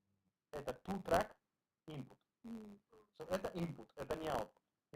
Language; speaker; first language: Russian; non-native, learner; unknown